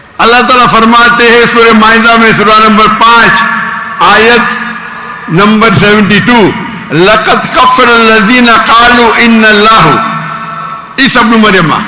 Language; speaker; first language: Urdu; non-native, local second language; Konkani